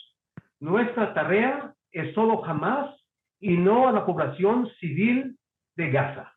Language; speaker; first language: Spanish; non-native, fluent; Hebrew